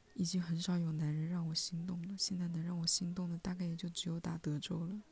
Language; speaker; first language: Chinese; native; Chinese